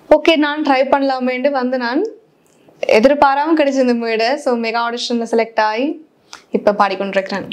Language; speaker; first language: Tamil; early bilingual, heritage; Tamil